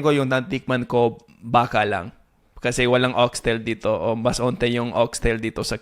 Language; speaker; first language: Filipino; non-native, fluent; English